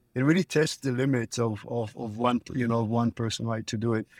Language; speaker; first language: English; non-native, fluent; Hebrew